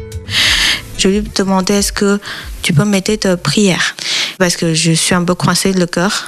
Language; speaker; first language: French; non-native, learner; Chinese